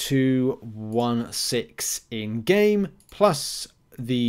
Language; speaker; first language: English; native; English